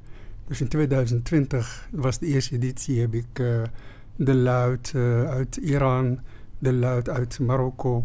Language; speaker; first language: Dutch; non-native, fluent; Arabic